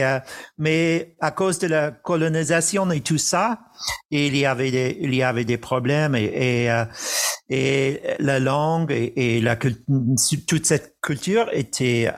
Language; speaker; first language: French; non-native, fluent; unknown